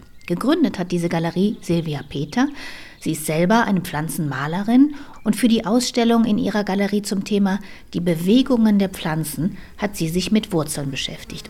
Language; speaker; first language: German; native; German